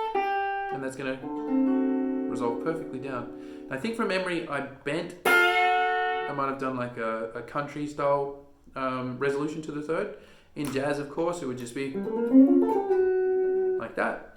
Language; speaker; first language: English; native; English